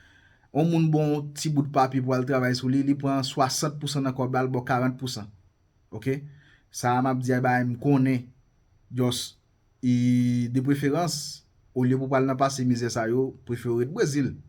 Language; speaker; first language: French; non-native, local second language; Haitian Creole